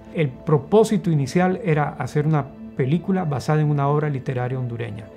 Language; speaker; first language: Spanish; native; Spanish